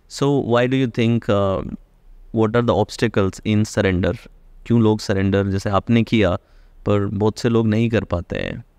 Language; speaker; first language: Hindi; native; Hindi